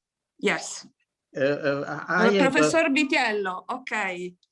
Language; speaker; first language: English; non-native, fluent; Italian